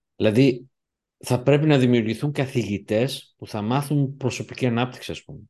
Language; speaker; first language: Greek; early bilingual, heritage; Greek